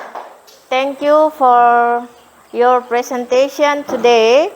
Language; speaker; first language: English; non-native, fluent; Indonesian